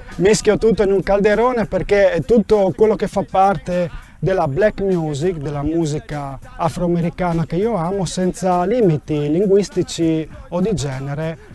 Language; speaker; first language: Italian; non-native, local second language; Friulian